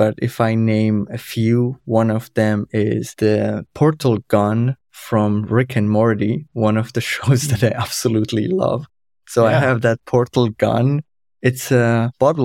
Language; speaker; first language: English; non-native, fluent; Kurdish